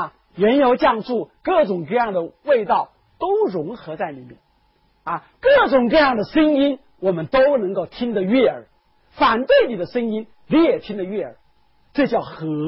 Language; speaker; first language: Chinese; native; Chinese